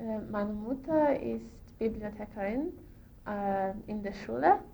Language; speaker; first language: German; non-native, learner; English